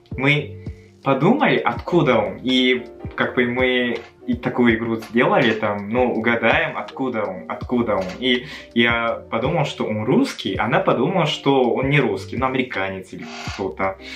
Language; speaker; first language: Russian; non-native, fluent; Japanese